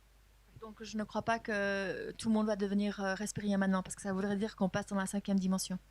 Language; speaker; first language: French; native; French